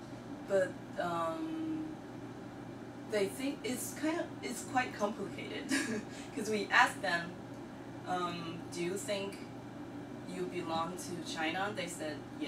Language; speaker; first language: English; non-native, learner; Chinese